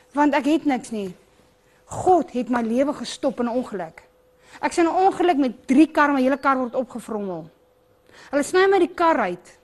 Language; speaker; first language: Afrikaans; non-native, local second language; English